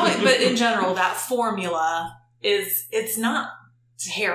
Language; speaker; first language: English; native; English